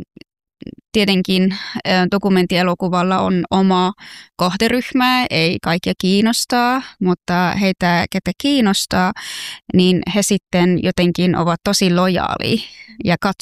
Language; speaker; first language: Finnish; non-native, fluent; Persian